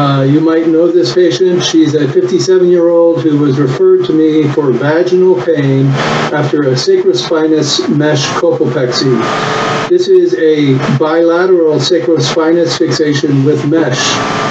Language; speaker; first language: English; native; English